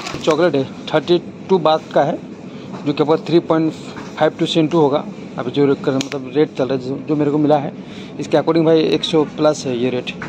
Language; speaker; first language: Hindi; native; Hindi